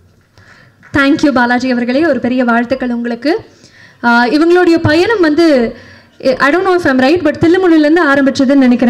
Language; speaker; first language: Tamil; native; Tamil